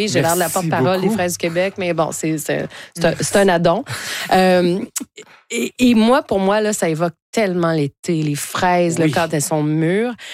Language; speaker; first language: French; native; French